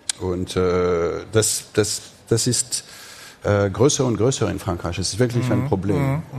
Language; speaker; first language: German; non-native, fluent; French